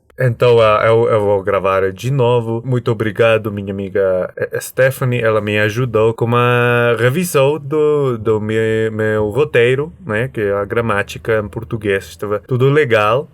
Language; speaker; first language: Portuguese; non-native, learner; Spanish